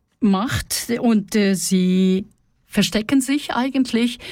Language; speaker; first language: German; non-native, fluent; Russian